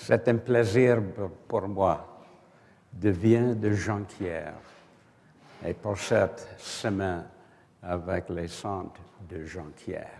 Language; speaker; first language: French; non-native, learner; English